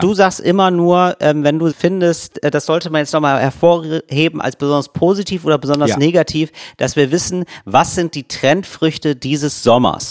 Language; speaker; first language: German; native; German